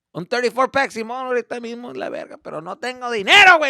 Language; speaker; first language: Spanish; early bilingual, heritage; Spanish